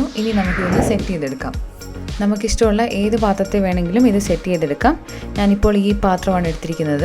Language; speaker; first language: Malayalam; native; Malayalam